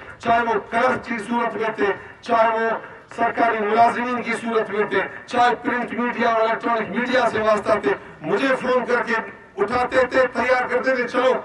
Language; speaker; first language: Urdu; non-native, local second language; Baluchi